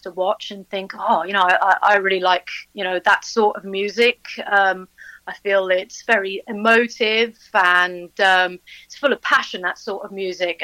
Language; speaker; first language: English; native; English